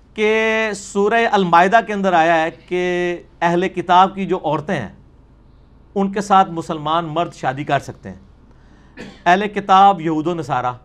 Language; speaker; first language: Urdu; non-native, local second language; Punjabi